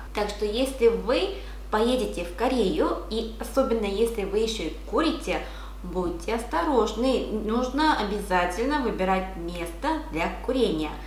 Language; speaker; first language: Russian; non-native, fluent; Korean